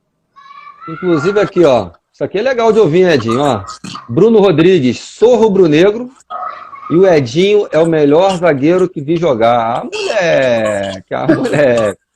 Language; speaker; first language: Portuguese; native; Portuguese